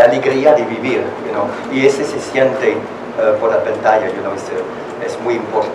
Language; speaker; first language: Spanish; non-native, learner; French